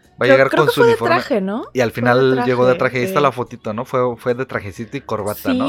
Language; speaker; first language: Spanish; native; Spanish